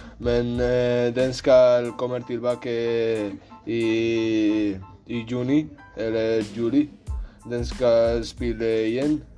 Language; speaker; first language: Norwegian; non-native, learner; Spanish